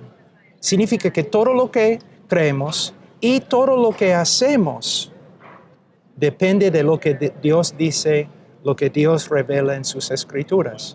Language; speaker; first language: Spanish; non-native, fluent; English